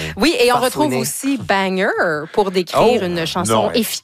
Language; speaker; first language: French; native; French